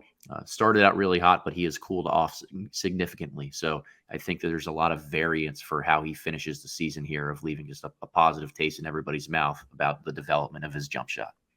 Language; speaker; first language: English; native; English